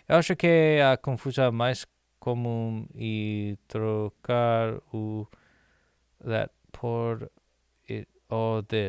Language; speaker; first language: Portuguese; non-native, learner; English